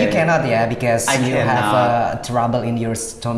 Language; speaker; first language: English; non-native, learner; Indonesian